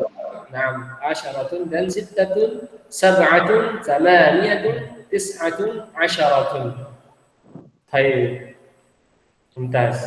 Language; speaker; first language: Arabic; non-native, fluent; Indonesian